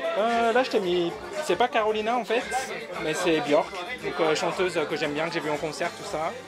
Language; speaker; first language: French; native; French